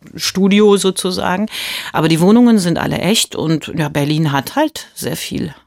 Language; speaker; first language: German; early bilingual, heritage; German